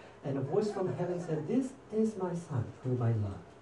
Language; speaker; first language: English; non-native, fluent; Japanese